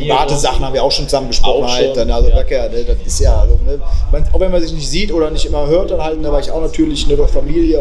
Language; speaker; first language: German; native; German